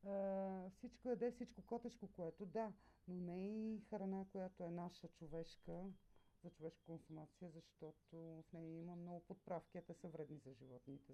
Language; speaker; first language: Bulgarian; native; Bulgarian